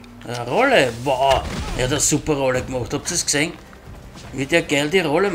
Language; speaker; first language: German; native; German